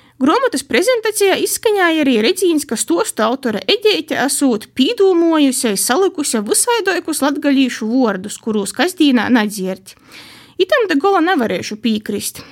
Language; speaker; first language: Latvian; native; Latvian